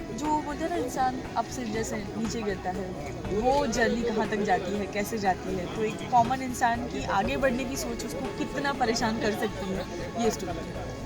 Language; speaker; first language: Hindi; non-native, local second language; Gujarati